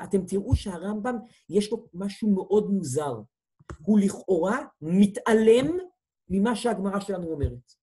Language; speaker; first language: Hebrew; native; Hebrew